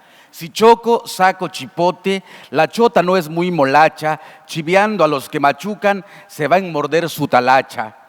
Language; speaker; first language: Spanish; native; Spanish